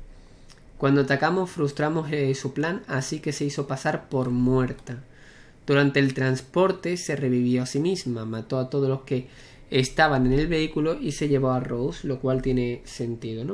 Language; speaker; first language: Spanish; native; Spanish